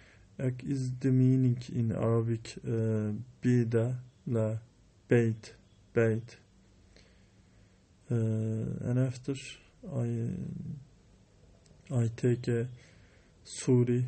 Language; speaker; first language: English; non-native, learner; Turkish